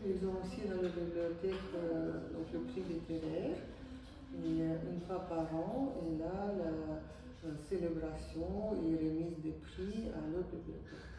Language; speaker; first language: French; non-native, fluent; Ukrainian